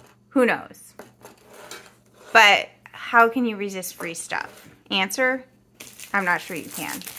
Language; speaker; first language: English; native; English